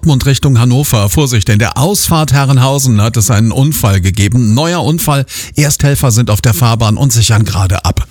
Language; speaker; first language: German; native; German